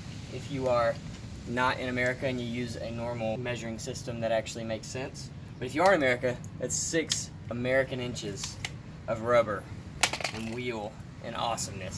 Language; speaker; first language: English; native; English